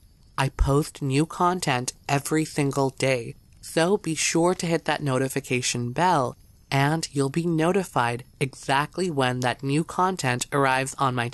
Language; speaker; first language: English; native; English